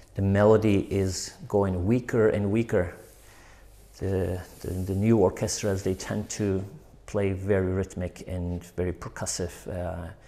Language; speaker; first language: English; non-native, fluent; Turkish